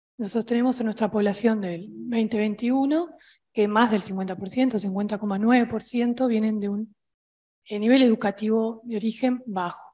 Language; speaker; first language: Spanish; native; Spanish